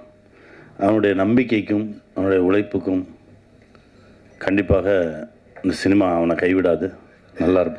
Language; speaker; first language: Tamil; native; Tamil